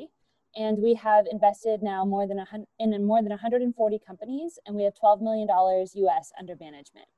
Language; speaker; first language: English; native; English